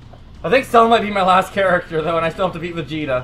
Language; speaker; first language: English; native; English